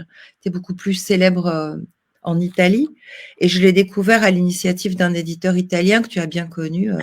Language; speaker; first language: French; native; French